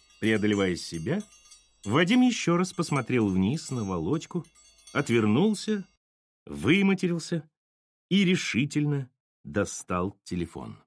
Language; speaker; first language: Russian; native; Russian